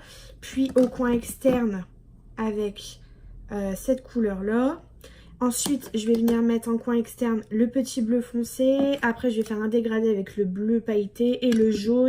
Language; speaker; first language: French; native; French